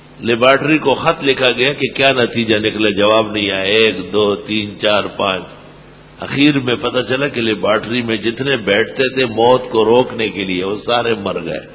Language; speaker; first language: Urdu; non-native, local second language; Pashto